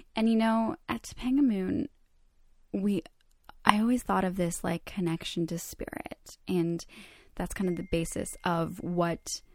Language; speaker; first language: English; early bilingual, other home language; Croatian